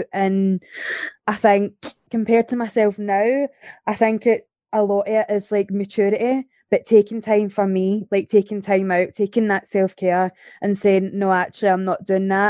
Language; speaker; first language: English; native; English